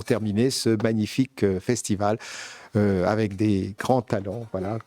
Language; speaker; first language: French; native; French